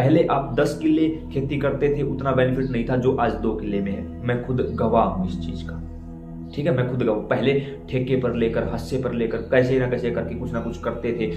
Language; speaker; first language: Hindi; native; Hindi